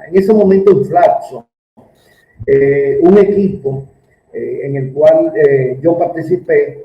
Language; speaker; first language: Spanish; native; Spanish